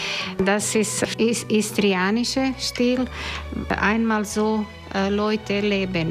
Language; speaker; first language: German; non-native, learner; Croatian